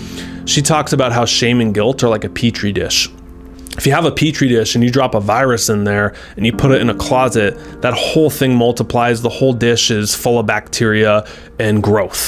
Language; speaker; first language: English; native; English